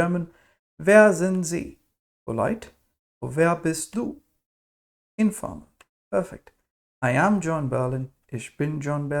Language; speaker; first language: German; non-native, fluent; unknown